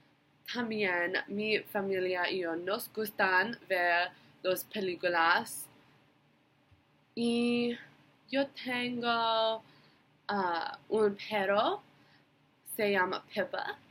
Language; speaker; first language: Spanish; non-native, learner; English